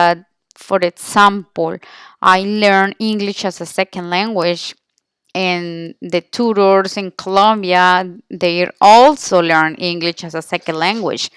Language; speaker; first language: English; non-native, learner; Spanish